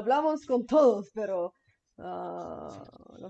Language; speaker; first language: Spanish; non-native, fluent; Bulgarian